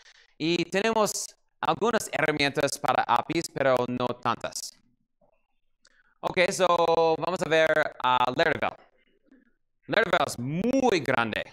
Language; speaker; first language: Spanish; non-native, learner; English